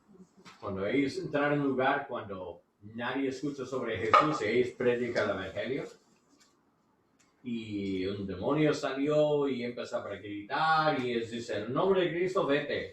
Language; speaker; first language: Spanish; non-native, learner; English